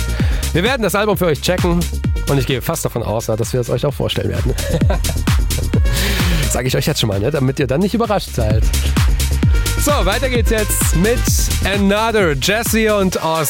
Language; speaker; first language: German; native; German